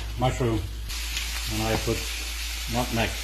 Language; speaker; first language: English; non-native, learner; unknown